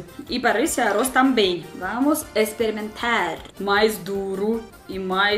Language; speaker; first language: Portuguese; non-native, learner; Russian